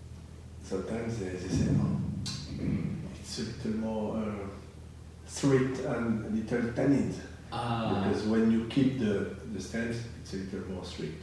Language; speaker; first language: English; non-native, learner; French